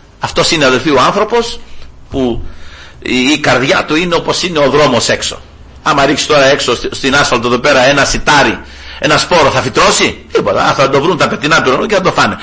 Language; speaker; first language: Greek; native; Greek